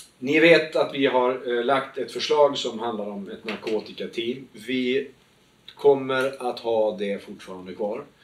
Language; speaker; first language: Swedish; native; Swedish